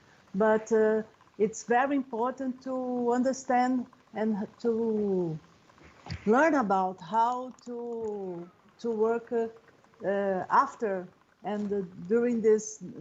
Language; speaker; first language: English; non-native, learner; Portuguese